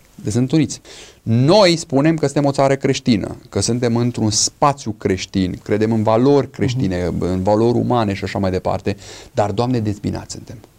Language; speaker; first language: Romanian; non-native, fluent; English